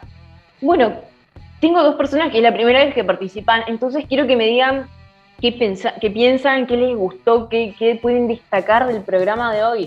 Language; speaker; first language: Spanish; native; Spanish